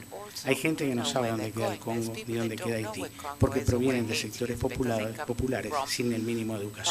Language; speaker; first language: Spanish; native; Spanish